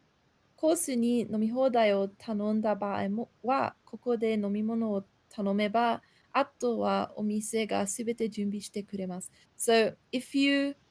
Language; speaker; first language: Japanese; non-native, learner; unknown